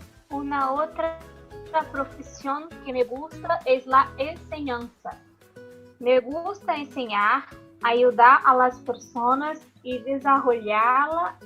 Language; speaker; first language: Spanish; non-native, learner; Portuguese